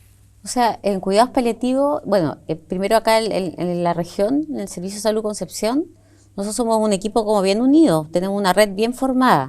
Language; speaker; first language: Spanish; native; Spanish